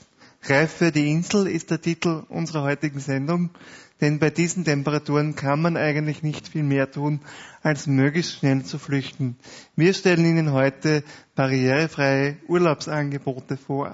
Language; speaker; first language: German; native; German